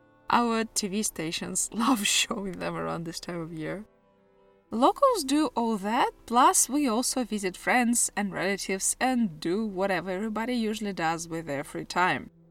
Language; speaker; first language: English; non-native, fluent; Russian